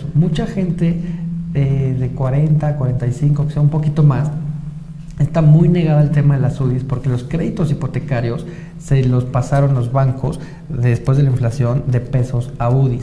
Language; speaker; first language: Spanish; native; Spanish